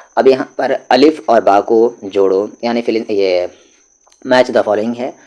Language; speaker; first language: Urdu; native; Urdu